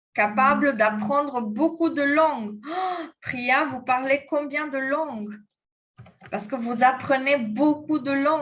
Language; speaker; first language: French; non-native, fluent; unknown